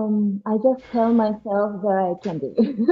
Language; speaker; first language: English; non-native, learner; Japanese